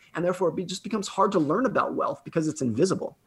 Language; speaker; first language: English; native; English